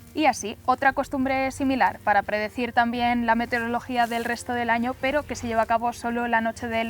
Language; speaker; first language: Spanish; native; Spanish